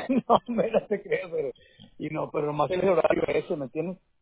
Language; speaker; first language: Spanish; native; Spanish